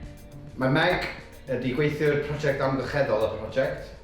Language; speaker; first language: Welsh; native; Welsh